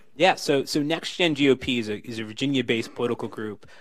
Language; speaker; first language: English; native; English